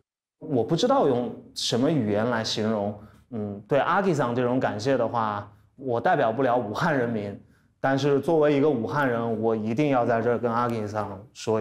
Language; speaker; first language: Chinese; native; Chinese